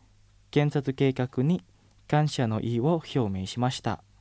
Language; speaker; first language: Japanese; non-native, fluent; Indonesian